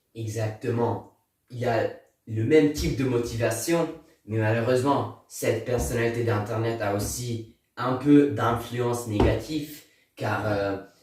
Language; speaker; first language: French; non-native, learner; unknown